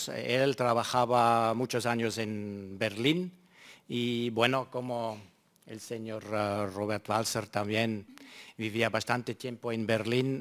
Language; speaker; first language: Spanish; non-native, fluent; German